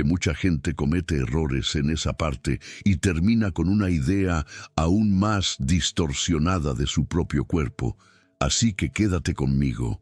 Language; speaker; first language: Spanish; native; Spanish